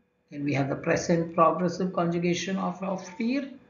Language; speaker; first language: English; non-native, local second language; Tamil